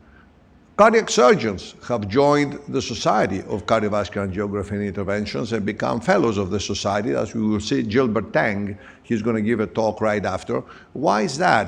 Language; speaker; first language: English; non-native, fluent; Greek